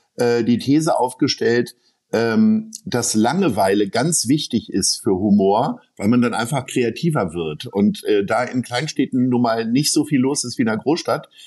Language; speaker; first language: German; native; German